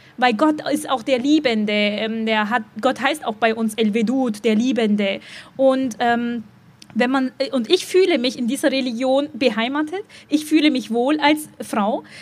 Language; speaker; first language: German; native; German